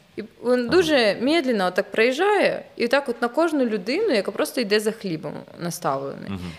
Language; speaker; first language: Ukrainian; non-native, local second language; Russian